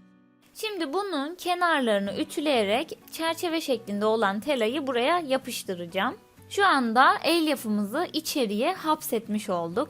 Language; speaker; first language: Turkish; native; Turkish